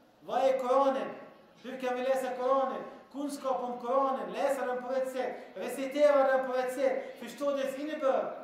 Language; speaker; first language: Swedish; early bilingual, other home language; Arabic